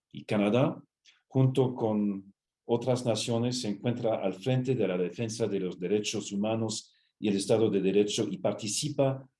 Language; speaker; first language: Spanish; non-native, fluent; English